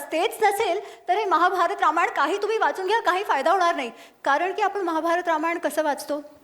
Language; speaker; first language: Marathi; non-native, local second language; Gujarati